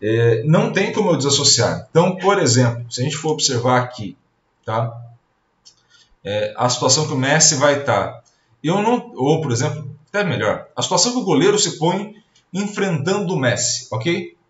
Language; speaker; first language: Portuguese; native; Portuguese